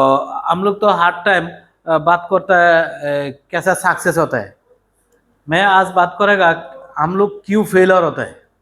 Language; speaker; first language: Hindi; non-native, learner; Bangla